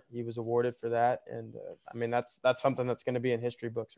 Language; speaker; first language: English; native; English